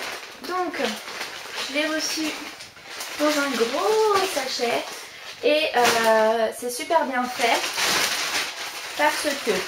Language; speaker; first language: French; native; French